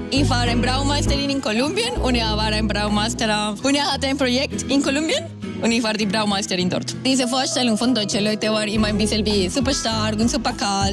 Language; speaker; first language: German; non-native, learner; Spanish